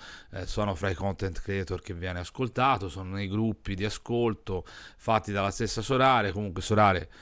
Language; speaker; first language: Italian; native; Italian